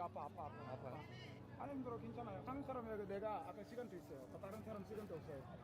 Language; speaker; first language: Korean; non-native, learner; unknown